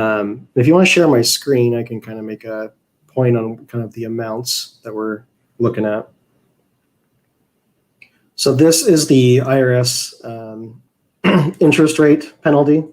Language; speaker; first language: English; native; English